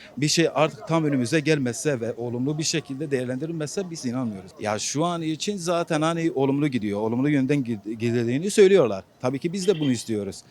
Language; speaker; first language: Turkish; non-native, local second language; Kurdish